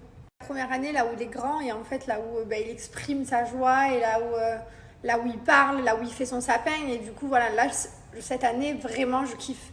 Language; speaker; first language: French; native; French